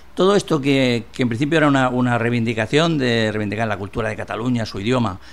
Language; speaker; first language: Spanish; native; Spanish